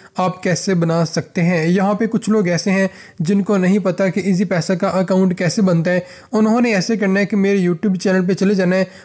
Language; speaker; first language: Urdu; native; Urdu